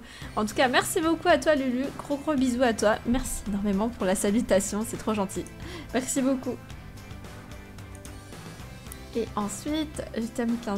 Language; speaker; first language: French; native; French